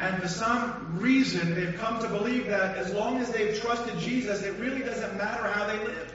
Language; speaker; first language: English; native; English